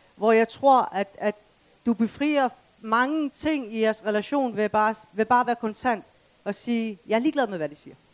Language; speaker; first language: Danish; early bilingual, other home language; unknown